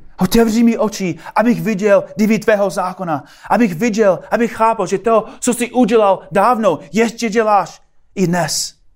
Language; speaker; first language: Czech; non-native, fluent; English